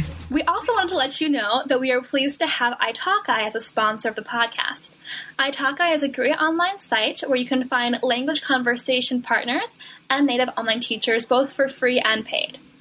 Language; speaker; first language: English; native; English